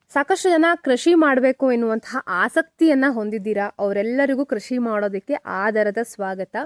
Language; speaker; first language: Kannada; native; Kannada